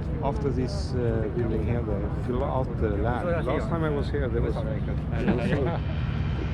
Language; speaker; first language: English; non-native, learner; Swedish